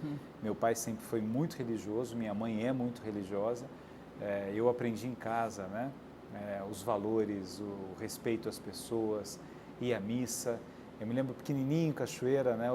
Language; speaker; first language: Portuguese; native; Portuguese